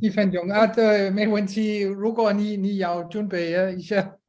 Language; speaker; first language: Chinese; non-native, learner; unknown